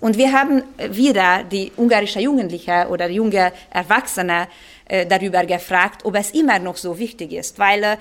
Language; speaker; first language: German; non-native, fluent; Hungarian